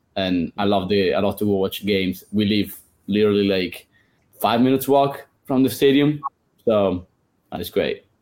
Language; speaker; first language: English; non-native, fluent; Italian